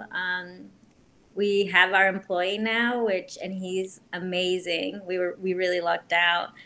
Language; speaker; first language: English; native; English